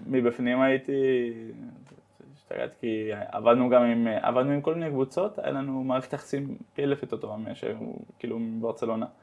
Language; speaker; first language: Hebrew; early bilingual, heritage; Hebrew